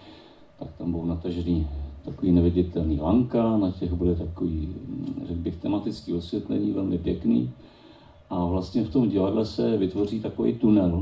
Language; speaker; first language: Czech; native; Czech